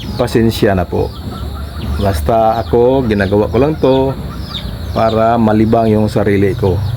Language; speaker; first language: Filipino; non-native, local second language; Cebuano